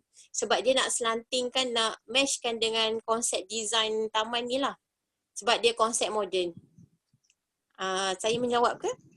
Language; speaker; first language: Malay; native; Malay